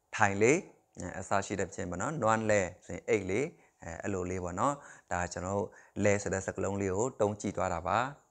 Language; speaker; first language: Burmese; non-native, local second language; Shan